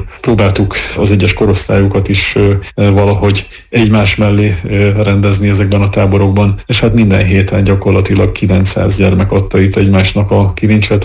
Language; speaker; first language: Hungarian; native; Hungarian